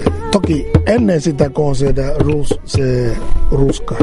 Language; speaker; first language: Finnish; non-native, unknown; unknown